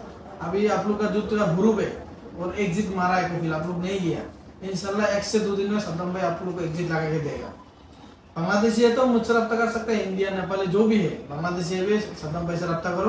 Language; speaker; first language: Hindi; non-native, fluent; Bangla